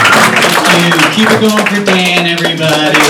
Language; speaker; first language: English; native; English